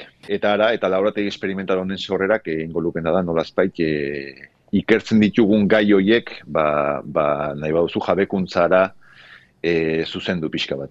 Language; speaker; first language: Basque; native; Basque